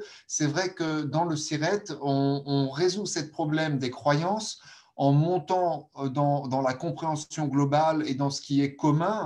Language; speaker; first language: French; native; French